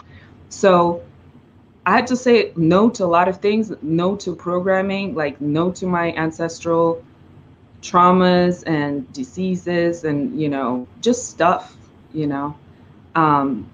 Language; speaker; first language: English; non-native, fluent; Russian